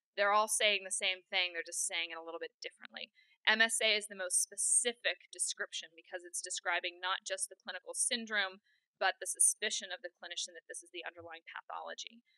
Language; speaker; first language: English; native; English